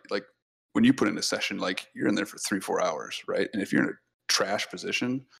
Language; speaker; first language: English; native; English